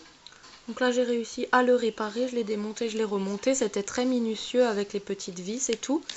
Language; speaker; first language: French; native; French